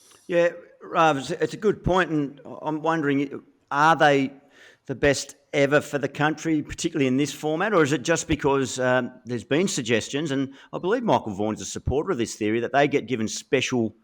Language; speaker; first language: English; native; English